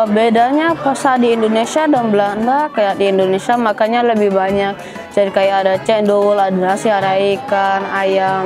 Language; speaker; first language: Indonesian; early bilingual, heritage; Indonesian